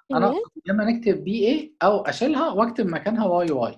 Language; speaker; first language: Arabic; native; Arabic